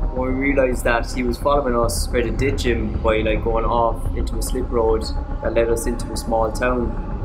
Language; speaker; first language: English; native; English